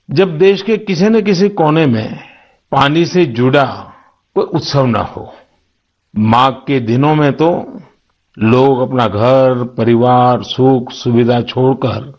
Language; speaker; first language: Hindi; non-native, local second language; Gujarati